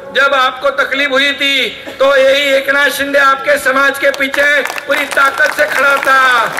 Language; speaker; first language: Hindi; non-native, local second language; Marathi